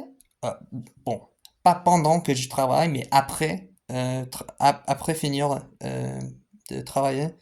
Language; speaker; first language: French; non-native, fluent; English